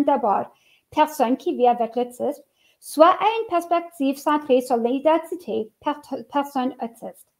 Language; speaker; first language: French; native; French